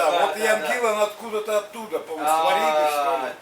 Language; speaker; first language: Russian; native; Russian